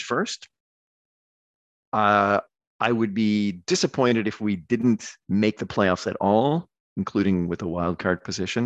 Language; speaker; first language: English; native; English